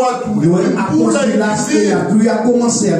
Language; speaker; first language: French; non-native, local second language; Lingala